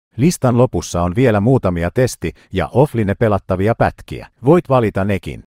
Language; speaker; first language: Finnish; native; Finnish